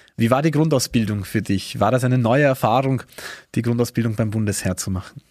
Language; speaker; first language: German; native; German